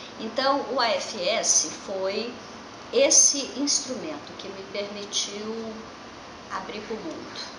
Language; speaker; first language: Portuguese; native; Portuguese